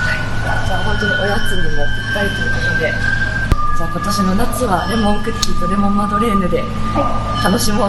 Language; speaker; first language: Japanese; native; Japanese